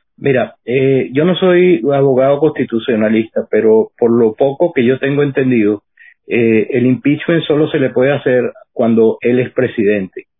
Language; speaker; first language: Spanish; native; Spanish